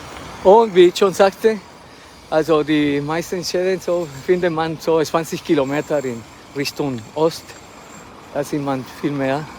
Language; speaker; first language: German; non-native, fluent; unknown